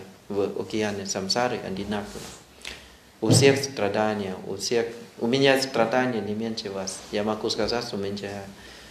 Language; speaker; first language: Russian; non-native, learner; Thai